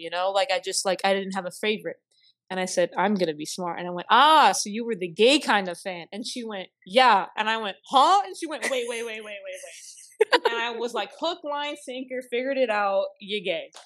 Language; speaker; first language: English; native; English